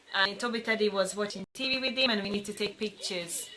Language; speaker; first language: English; non-native, fluent; Hungarian